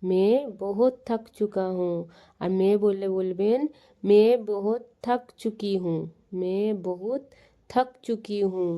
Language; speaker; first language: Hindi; non-native, local second language; Bangla